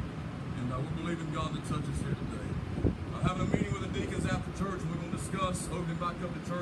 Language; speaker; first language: English; native; English